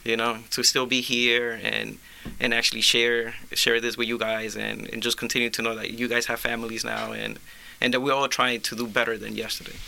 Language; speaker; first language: English; early bilingual, other home language; Spanish